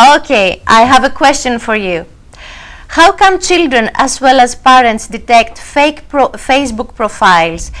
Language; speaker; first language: English; non-native, fluent; Greek